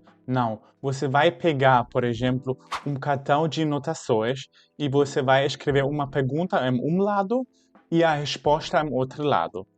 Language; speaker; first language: Portuguese; non-native, fluent; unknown